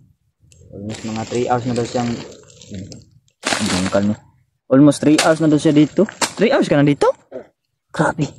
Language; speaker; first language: Filipino; non-native, local second language; Cebuano